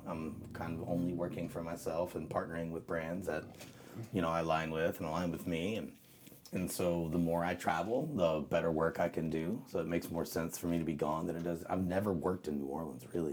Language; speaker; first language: English; native; English